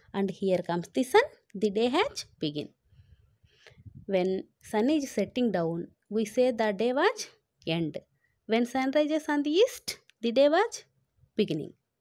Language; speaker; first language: English; non-native, local second language; Telugu